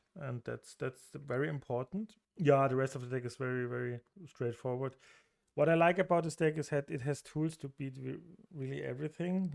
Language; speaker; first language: English; non-native, fluent; German